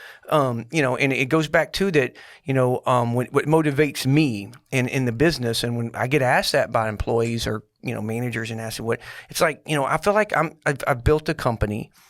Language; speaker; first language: English; native; English